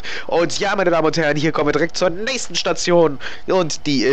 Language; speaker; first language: German; native; German